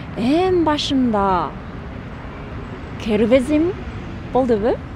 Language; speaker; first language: Kyrgyz; non-native, learner; Japanese